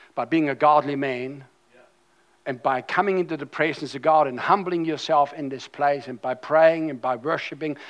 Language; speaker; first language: English; non-native, fluent; German